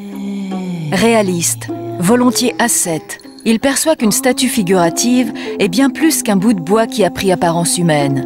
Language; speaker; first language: French; native; French